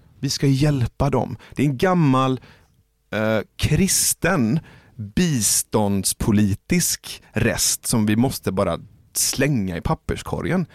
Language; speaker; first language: Swedish; early bilingual, other home language; Persian